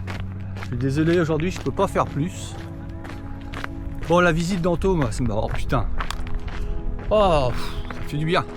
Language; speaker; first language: French; native; French